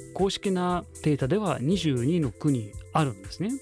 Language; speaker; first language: Japanese; non-native, fluent; Arabic